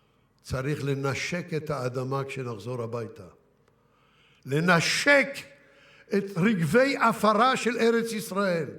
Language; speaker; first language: Hebrew; early bilingual, other home language; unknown